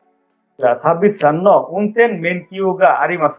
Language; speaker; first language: Japanese; non-native, fluent; Bangla